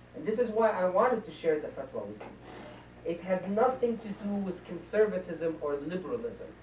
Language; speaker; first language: English; non-native, fluent; Arabic